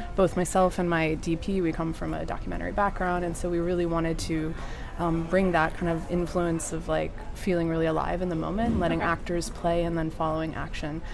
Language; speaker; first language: English; native; English